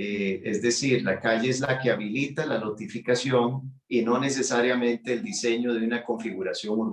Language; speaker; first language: Spanish; native; Spanish